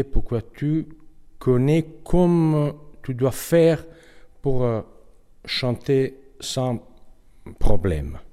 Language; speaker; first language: French; non-native, learner; Italian